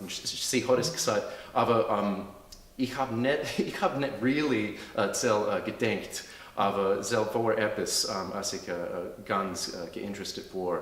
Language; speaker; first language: German; early bilingual, heritage; English